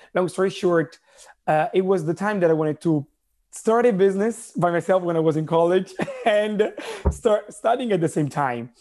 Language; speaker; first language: English; non-native, fluent; Italian